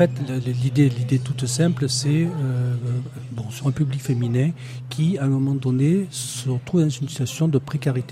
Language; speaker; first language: French; native; French